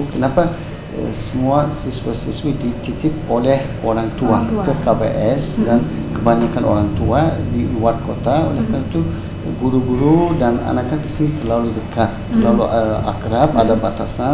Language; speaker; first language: Indonesian; non-native, fluent; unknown